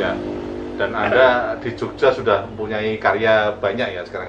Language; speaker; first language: Indonesian; native; Indonesian